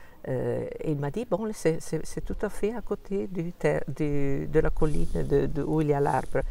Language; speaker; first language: French; non-native, fluent; Italian